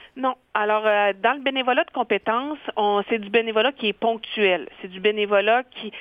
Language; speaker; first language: French; native; French